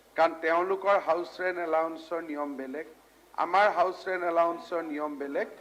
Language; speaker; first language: Assamese; native; Assamese